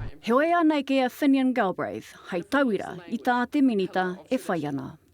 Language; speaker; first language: Māori; native; Māori